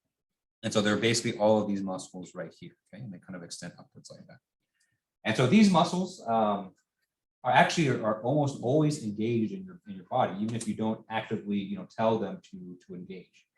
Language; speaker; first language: English; native; English